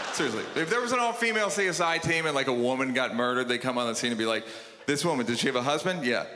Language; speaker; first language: English; native; English